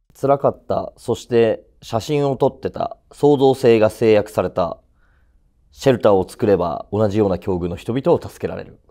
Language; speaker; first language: Japanese; native; Japanese